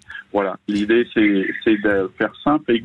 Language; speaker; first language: French; native; French